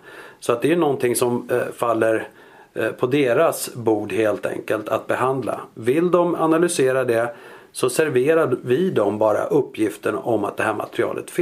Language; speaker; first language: Swedish; native; Swedish